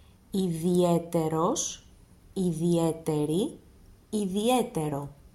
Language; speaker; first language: Greek; native; Greek